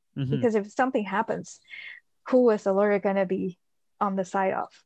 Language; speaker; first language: English; early bilingual, other home language; Chinese